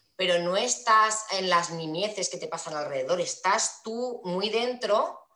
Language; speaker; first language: Spanish; native; Spanish